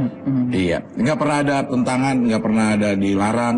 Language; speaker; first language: Indonesian; native; Indonesian